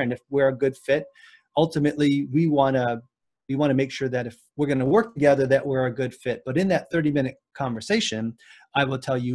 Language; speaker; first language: English; native; English